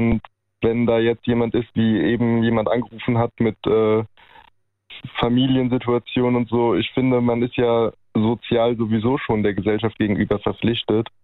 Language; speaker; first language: German; native; German